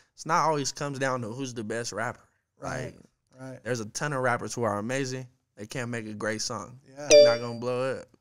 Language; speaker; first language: English; native; English